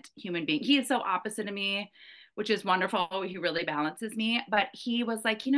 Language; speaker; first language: English; native; English